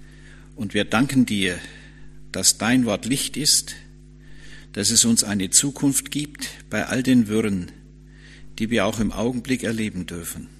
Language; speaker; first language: German; native; German